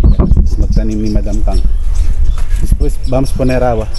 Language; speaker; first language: Spanish; non-native, learner; Filipino